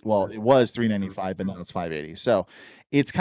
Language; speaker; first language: English; native; English